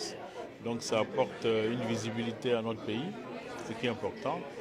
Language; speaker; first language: French; native; French